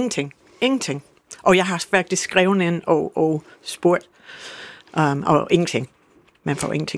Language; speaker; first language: Danish; non-native, fluent; English